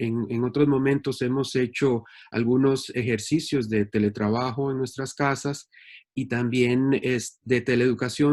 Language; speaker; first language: Spanish; native; Spanish